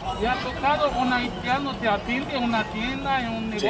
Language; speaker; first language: Spanish; non-native, learner; Haitian Creole